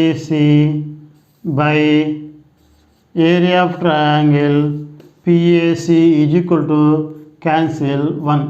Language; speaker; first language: English; non-native, local second language; Telugu